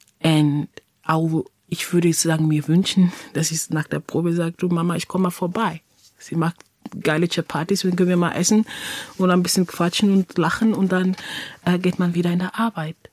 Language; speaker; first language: German; non-native, fluent; English